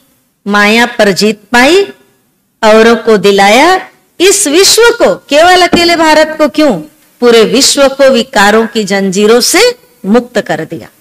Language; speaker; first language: Hindi; native; Hindi